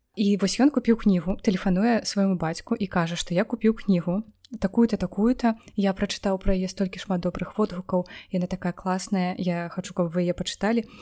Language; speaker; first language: Belarusian; non-native, local second language; Russian